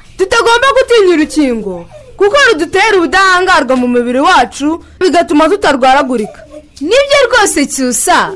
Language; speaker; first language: Kinyarwanda; native; Kinyarwanda